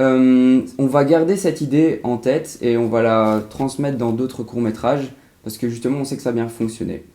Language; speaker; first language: French; native; French